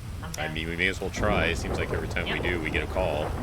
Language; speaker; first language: English; native; English